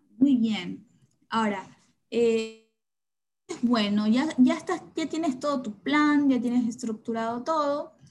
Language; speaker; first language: Spanish; native; Spanish